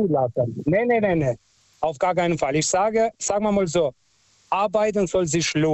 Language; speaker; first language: German; non-native, fluent; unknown